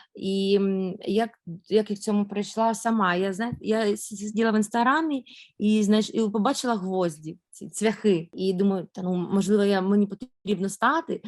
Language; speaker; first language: Ukrainian; non-native, local second language; Russian